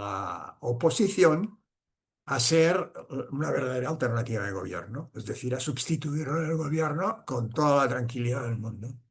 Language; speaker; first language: Spanish; non-native, local second language; Catalan